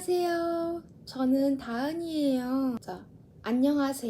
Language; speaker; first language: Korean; non-native, fluent; Mongolian